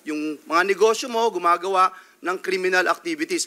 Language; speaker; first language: Filipino; native; Filipino